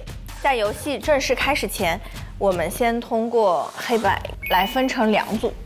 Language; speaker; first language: Chinese; native; Chinese